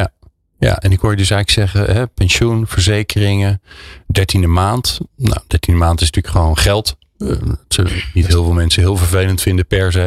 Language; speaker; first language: Dutch; native; Dutch